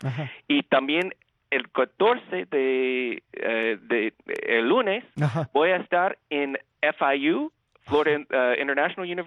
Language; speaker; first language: Spanish; early bilingual, heritage; Spanish